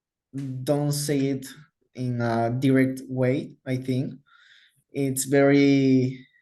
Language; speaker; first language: English; non-native, learner; Spanish